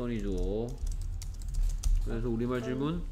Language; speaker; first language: Korean; native; Korean